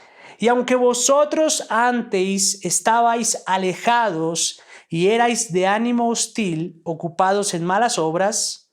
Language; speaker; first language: Spanish; native; Spanish